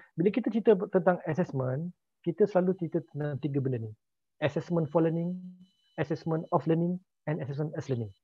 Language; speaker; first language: English; non-native, local second language; Malay